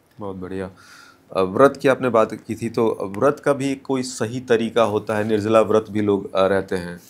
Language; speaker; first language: Hindi; native; Hindi